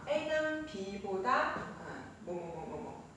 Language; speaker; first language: Korean; non-native, fluent; Chinese